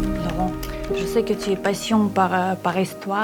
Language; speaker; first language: French; non-native, learner; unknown